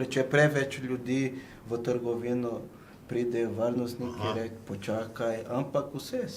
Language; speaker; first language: Slovenian; non-native, fluent; Portuguese